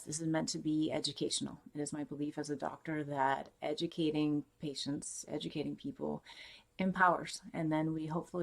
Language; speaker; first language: English; native; English